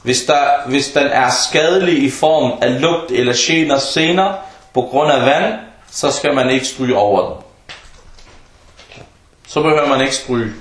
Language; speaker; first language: Danish; non-native, fluent; Arabic